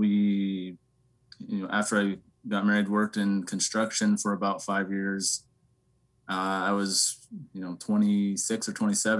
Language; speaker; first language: English; native; English